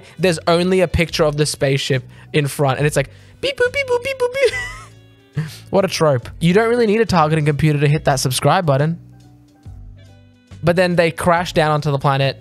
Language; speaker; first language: English; native; English